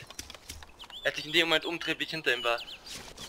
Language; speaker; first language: German; native; German